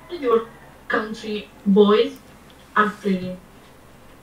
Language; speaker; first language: English; non-native, learner; Italian